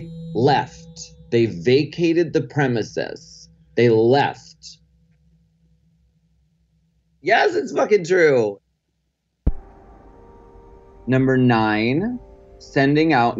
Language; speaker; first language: English; native; English